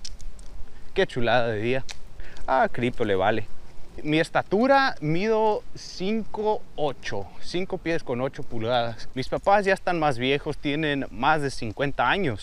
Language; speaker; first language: Spanish; early bilingual, heritage; Spanish